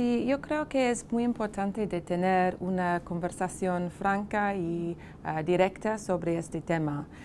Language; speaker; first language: Spanish; non-native, fluent; English